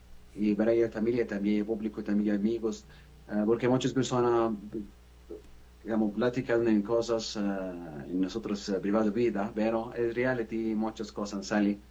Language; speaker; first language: Spanish; non-native, learner; Arabic